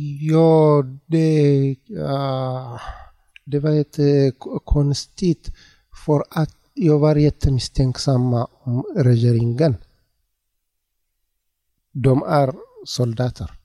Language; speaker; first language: Swedish; non-native, learner; Tigrinya